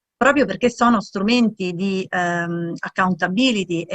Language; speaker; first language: Italian; native; Italian